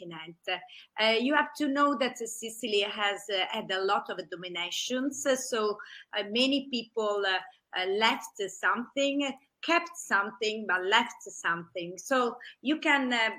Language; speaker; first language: English; non-native, fluent; Italian